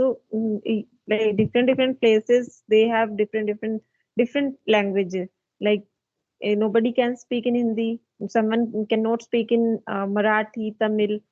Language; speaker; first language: English; non-native, fluent; Hindi